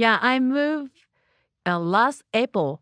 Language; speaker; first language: English; non-native, learner; Japanese